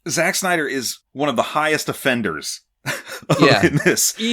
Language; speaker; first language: English; native; English